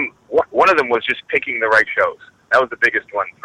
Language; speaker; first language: English; native; English